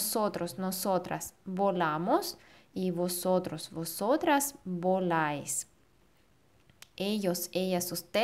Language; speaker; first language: Spanish; non-native, fluent; Russian